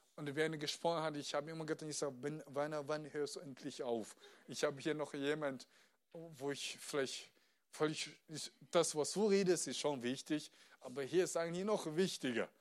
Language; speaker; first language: German; non-native, fluent; Chinese